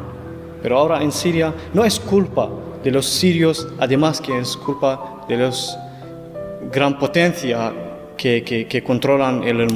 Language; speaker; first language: Spanish; non-native, learner; Kurdish